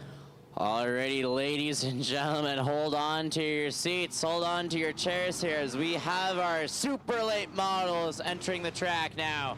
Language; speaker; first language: English; native; English